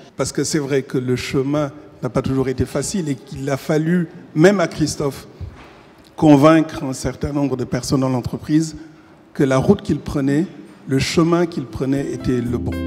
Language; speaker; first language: French; non-native, local second language; Wolof